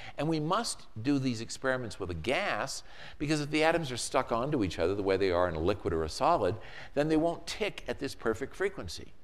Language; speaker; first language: English; native; English